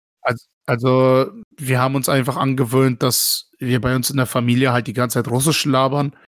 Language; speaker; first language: German; early bilingual, other home language; Russian